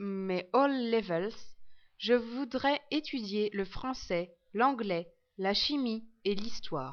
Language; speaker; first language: French; non-native, learner; English